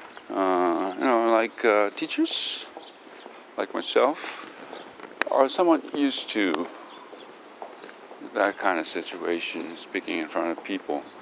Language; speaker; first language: English; non-native, fluent; Japanese